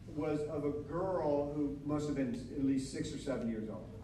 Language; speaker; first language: English; native; English